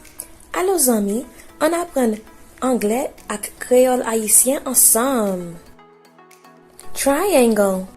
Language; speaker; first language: Haitian Creole; early bilingual, heritage; Haitian Creole